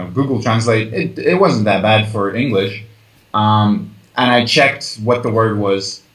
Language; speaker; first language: English; early bilingual, other home language; Chechen